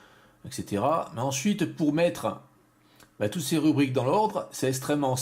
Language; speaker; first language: French; native; French